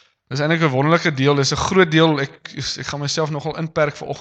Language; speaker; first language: Afrikaans; native; Afrikaans